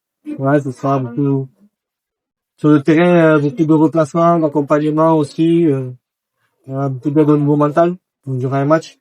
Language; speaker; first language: French; native; French